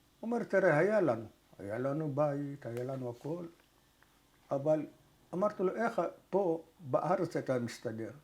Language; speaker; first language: Hebrew; early bilingual, other home language; Arabic